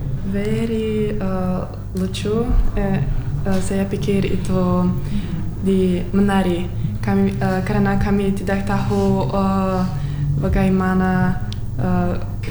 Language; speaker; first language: Indonesian; non-native, learner; Turkmen